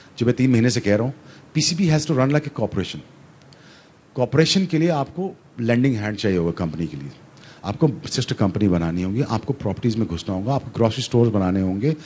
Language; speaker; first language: Urdu; non-native, local second language; Punjabi